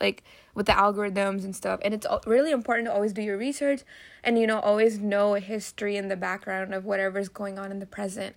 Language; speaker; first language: English; native; English